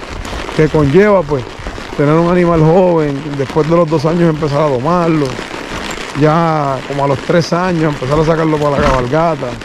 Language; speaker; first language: Spanish; native; Spanish